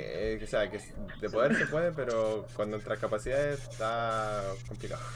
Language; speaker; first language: Spanish; native; Spanish